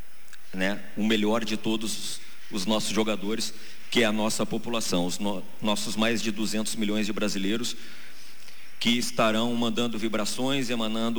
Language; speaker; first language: Portuguese; native; Portuguese